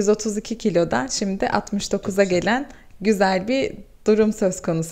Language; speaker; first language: Turkish; native; Turkish